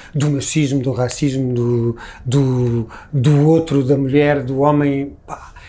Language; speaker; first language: Portuguese; native; Portuguese